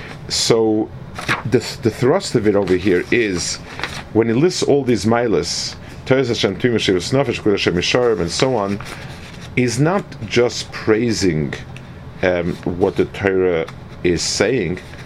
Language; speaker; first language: English; native; English